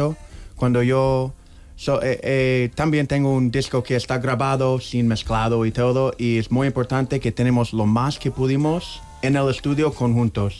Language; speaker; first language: Spanish; non-native, learner; English